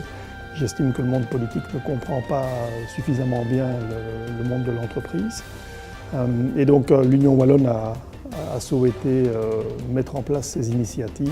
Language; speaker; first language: French; native; French